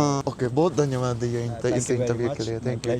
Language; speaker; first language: Hindi; non-native, fluent; Japanese